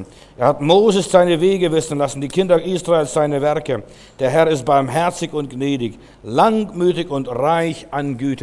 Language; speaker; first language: German; native; German